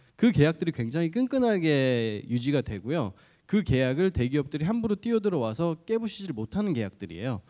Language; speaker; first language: Korean; native; Korean